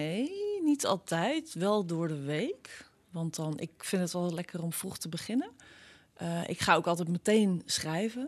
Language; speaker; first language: Dutch; native; Dutch